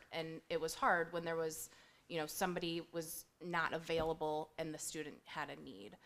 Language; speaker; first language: English; native; English